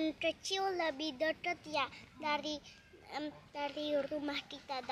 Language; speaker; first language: Indonesian; early bilingual, heritage; Indonesian